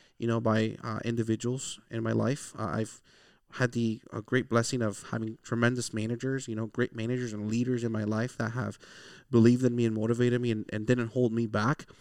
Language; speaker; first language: English; early bilingual, other home language; Spanish